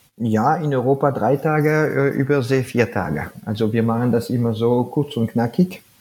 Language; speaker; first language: German; non-native, fluent; French